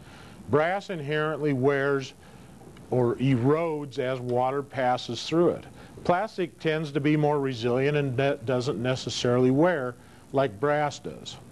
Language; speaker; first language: English; native; English